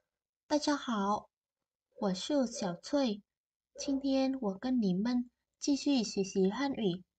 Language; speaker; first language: Chinese; non-native, fluent; Vietnamese